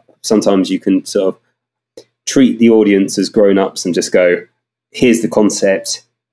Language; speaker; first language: English; native; English